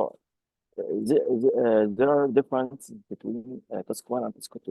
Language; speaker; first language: English; non-native, fluent; Arabic